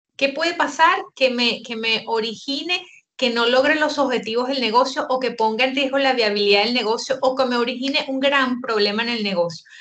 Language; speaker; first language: Spanish; native; Spanish